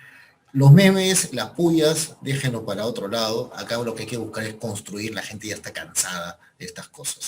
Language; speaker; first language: Spanish; native; Spanish